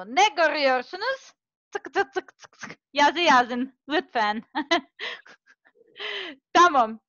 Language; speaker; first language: Turkish; non-native, learner; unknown